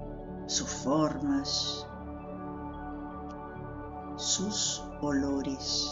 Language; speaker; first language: Spanish; non-native, fluent; Portuguese